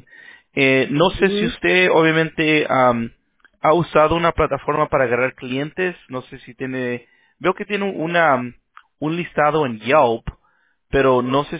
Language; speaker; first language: Spanish; early bilingual, heritage; Spanish